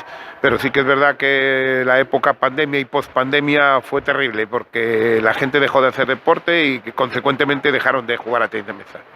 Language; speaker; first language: Spanish; native; Spanish